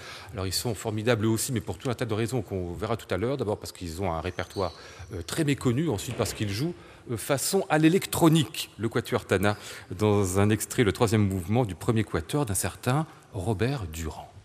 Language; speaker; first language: French; native; French